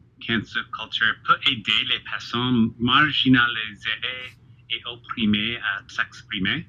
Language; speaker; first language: French; non-native, fluent; English